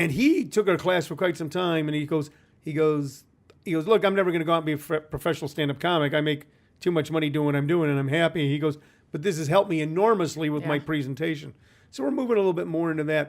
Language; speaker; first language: English; native; English